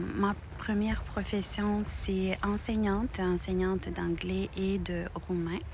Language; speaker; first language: French; non-native, fluent; Romanian